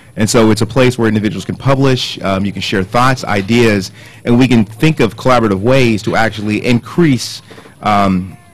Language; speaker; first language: English; native; English